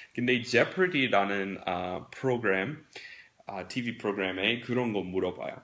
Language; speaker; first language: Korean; non-native, fluent; English